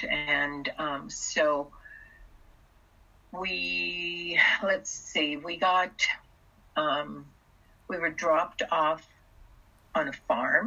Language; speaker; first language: English; early bilingual, other home language; Russian